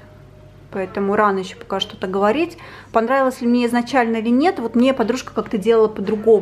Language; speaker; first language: Russian; native; Russian